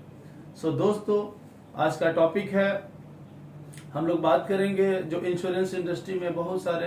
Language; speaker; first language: Hindi; native; Hindi